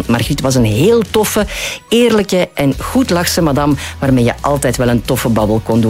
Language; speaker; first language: Dutch; native; Dutch